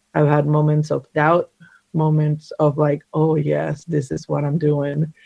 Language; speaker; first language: English; early bilingual, other home language; Spanish